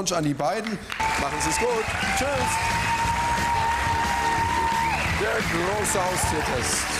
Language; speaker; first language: German; native; German